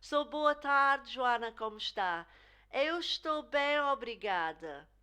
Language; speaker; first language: Portuguese; non-native, fluent; English